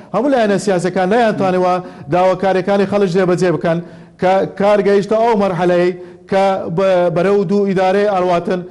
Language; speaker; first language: Central Kurdish; non-native, local second language; Azerbaijani